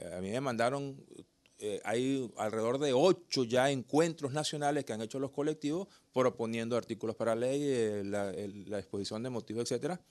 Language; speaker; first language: Spanish; native; Spanish